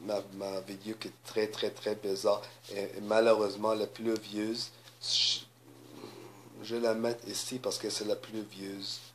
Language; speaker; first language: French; non-native, learner; English